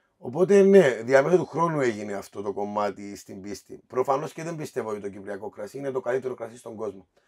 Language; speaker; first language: Greek; native; Greek